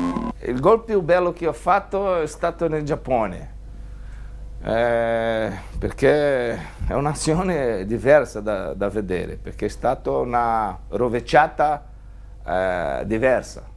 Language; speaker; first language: Italian; non-native, fluent; Portuguese